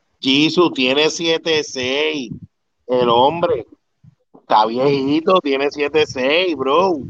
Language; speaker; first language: Spanish; early bilingual, heritage; Spanish